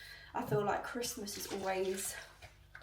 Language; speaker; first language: English; native; English